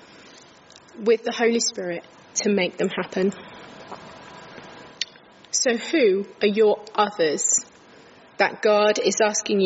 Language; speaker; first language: English; native; English